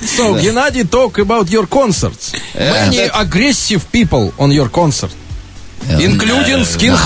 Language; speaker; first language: English; non-native, learner; Russian